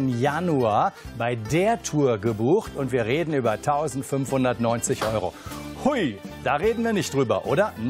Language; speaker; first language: German; native; German